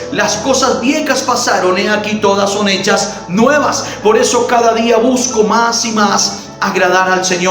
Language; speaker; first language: Spanish; native; Spanish